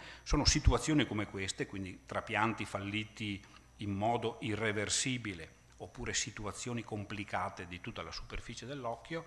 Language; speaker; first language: Italian; native; Italian